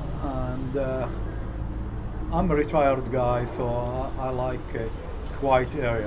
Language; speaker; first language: English; non-native, fluent; Arabic